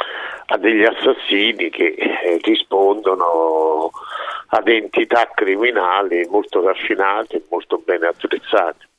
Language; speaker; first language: Italian; native; Italian